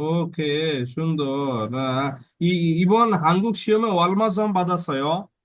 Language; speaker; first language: Korean; non-native, learner; Bangla